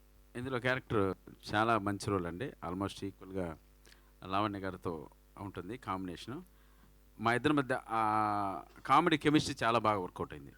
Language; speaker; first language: Telugu; native; Telugu